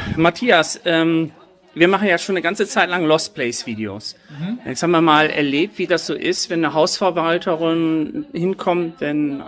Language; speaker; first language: German; native; German